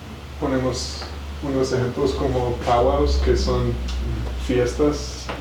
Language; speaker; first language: Spanish; non-native, learner; English